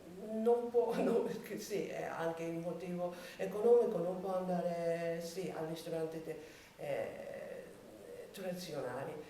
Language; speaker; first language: Italian; non-native, learner; Japanese